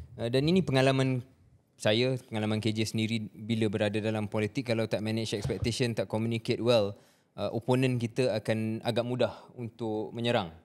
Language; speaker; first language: Malay; native; Malay